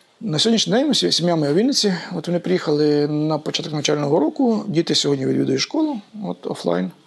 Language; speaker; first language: Ukrainian; native; Ukrainian